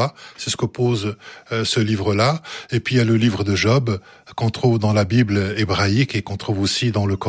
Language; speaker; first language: French; early bilingual, other home language; Arabic